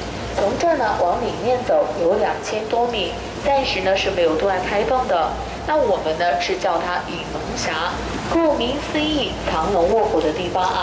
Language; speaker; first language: Chinese; native; Chinese